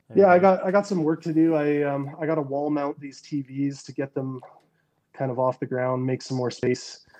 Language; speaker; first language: English; native; English